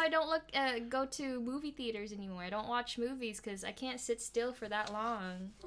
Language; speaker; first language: English; native; English